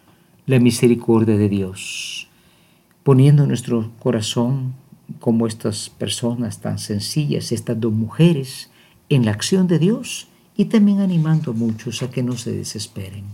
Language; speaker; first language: Spanish; native; Spanish